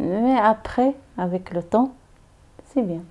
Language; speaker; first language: French; non-native, learner; Arabic